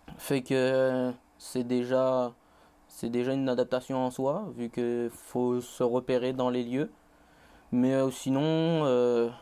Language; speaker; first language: French; native; French